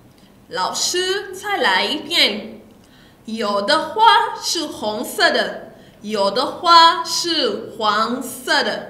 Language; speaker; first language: Chinese; non-native, fluent; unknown